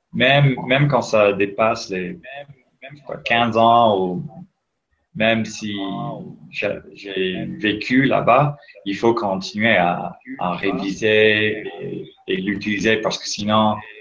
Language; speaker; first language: French; non-native, fluent; English